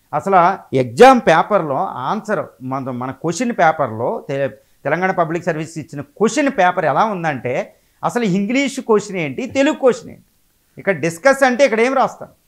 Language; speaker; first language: Telugu; native; Telugu